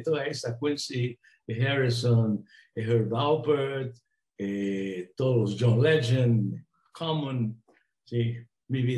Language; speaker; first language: Spanish; non-native, fluent; Portuguese